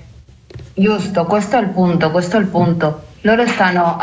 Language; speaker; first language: Italian; non-native, learner; Spanish